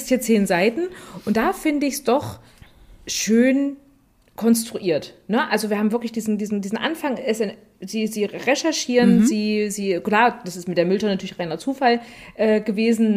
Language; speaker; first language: German; native; German